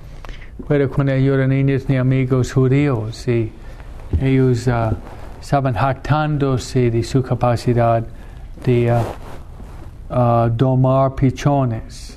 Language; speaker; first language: Spanish; non-native, fluent; English